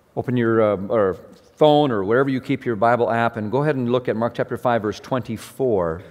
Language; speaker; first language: English; native; English